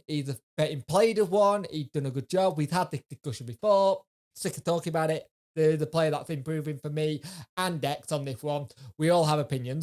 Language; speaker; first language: English; native; English